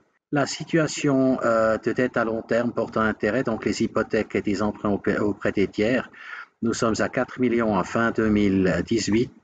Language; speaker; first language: French; native; French